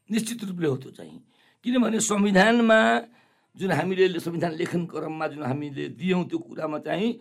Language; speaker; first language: Nepali; non-native, local second language; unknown